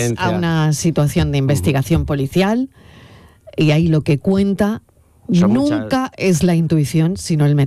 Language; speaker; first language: Spanish; native; Spanish